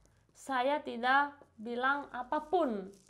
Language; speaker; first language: Indonesian; non-native, fluent; Spanish